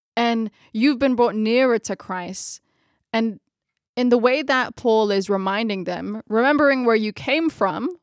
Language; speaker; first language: English; non-native, local second language; Filipino